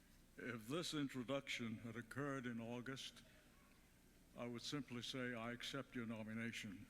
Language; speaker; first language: English; early bilingual, other home language; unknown